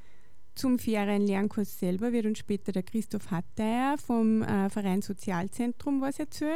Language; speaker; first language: German; native; German